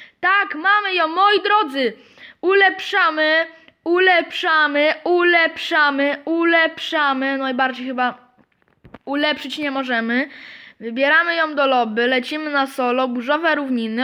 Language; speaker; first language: Polish; native; Polish